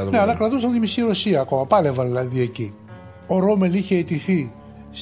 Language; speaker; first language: Greek; native; Greek